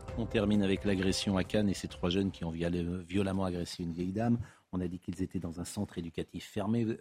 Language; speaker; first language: French; native; French